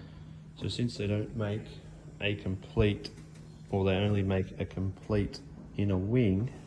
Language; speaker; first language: English; native; English